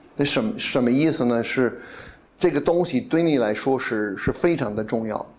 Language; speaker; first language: Chinese; non-native, fluent; English